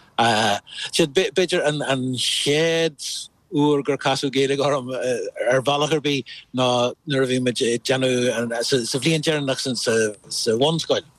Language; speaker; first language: Irish; non-native, local second language; English